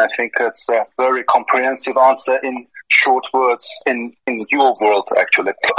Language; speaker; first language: English; non-native, fluent; Persian